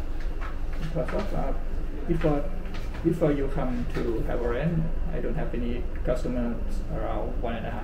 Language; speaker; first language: English; non-native, learner; Thai